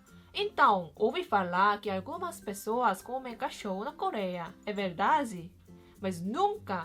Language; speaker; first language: Portuguese; non-native, fluent; Korean